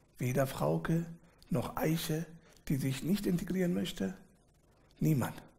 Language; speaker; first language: German; early bilingual, other home language; Arabic